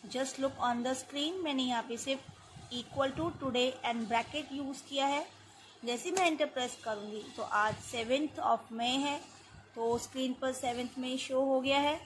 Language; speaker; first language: Hindi; native; Hindi